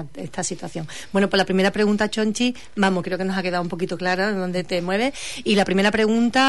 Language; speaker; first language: Spanish; native; Spanish